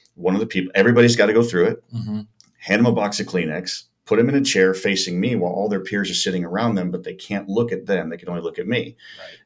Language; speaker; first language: English; native; English